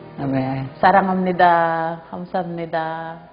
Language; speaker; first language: Korean; non-native, learner; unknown